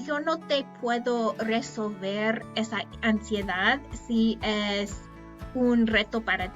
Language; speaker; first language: Spanish; non-native, fluent; English